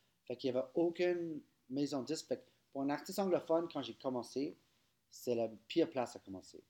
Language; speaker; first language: French; non-native, local second language; English